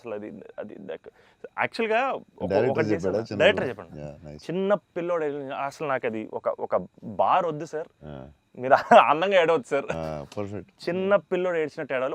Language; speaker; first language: Telugu; native; Telugu